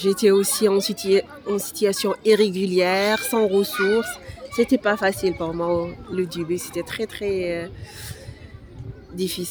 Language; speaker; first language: French; non-native, local second language; Arabic